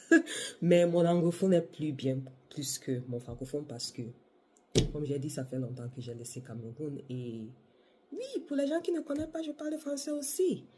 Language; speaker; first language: French; non-native, local second language; Igbo